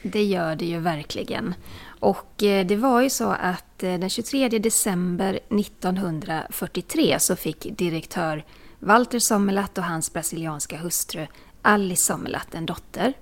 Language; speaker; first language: Swedish; native; Swedish